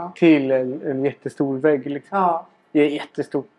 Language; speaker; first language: Swedish; non-native, fluent; Spanish